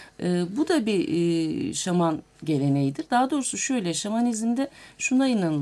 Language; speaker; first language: Turkish; native; Turkish